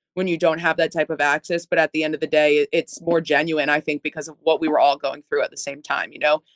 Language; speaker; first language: English; native; English